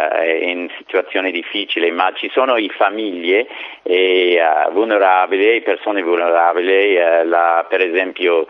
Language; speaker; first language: Italian; non-native, fluent; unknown